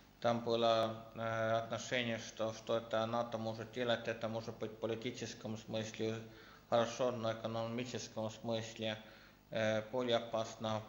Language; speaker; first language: Russian; non-native, learner; Estonian